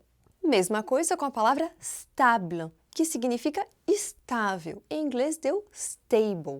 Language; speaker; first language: Portuguese; non-native, fluent; French